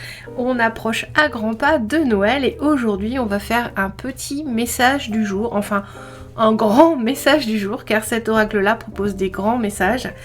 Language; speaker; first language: French; native; French